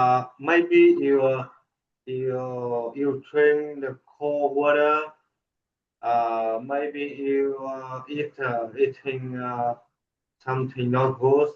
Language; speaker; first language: English; non-native, learner; Vietnamese